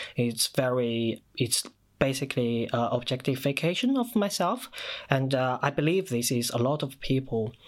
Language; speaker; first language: English; non-native, fluent; Chinese